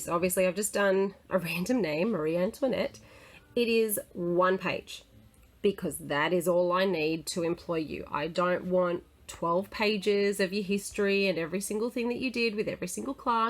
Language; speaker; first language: English; native; English